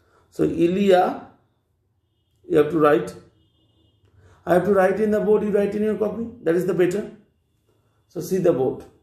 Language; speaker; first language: English; non-native, local second language; Bangla